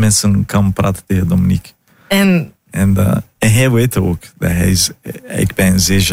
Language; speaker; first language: Dutch; non-native, learner; Portuguese